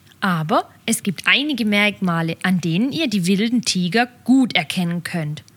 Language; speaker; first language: German; native; German